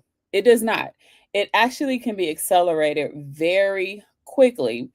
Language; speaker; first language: English; native; English